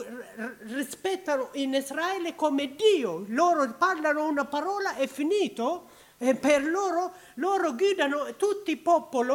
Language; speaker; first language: Italian; non-native, learner; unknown